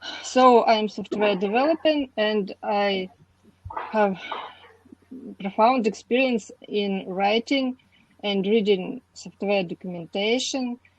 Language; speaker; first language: English; non-native, learner; Russian